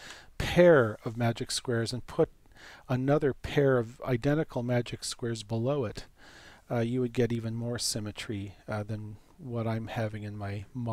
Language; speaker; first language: English; native; English